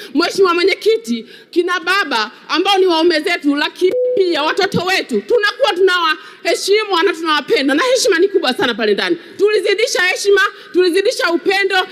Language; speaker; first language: Swahili; native; Swahili